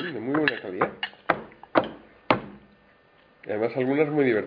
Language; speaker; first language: Spanish; native; Spanish